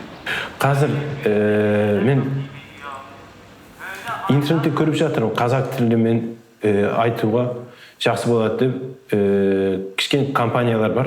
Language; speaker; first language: Kazakh; early bilingual, heritage; Kazakh